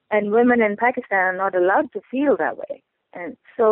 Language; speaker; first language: English; non-native, local second language; Urdu